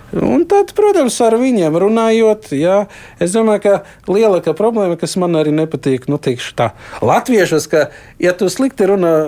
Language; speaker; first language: Latvian; non-native, local second language; Russian